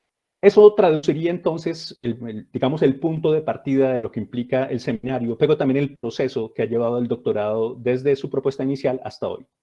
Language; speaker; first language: Spanish; native; Spanish